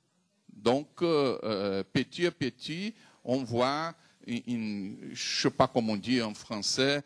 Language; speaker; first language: French; non-native, fluent; Portuguese